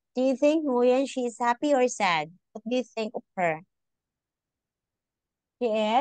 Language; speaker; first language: English; non-native, local second language; Filipino